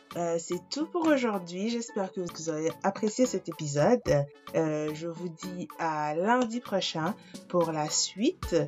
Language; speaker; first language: French; native; French